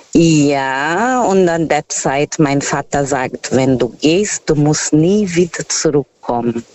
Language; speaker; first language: German; non-native, learner; Portuguese